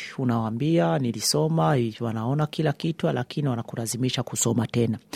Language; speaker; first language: Swahili; non-native, local second language; Rundi